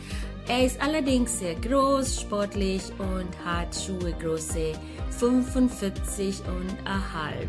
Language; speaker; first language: German; non-native, fluent; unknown